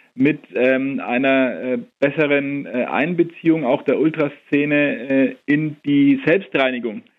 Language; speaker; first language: German; native; German